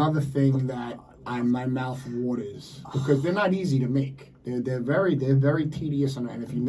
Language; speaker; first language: English; native; English